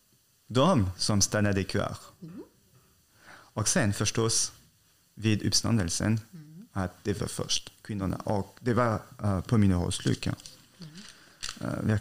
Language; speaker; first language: Swedish; non-native, fluent; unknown